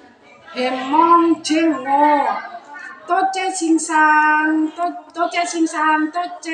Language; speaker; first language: Cantonese; non-native, learner; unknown